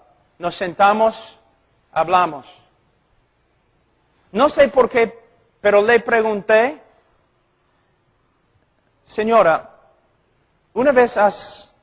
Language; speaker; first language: Spanish; non-native, fluent; English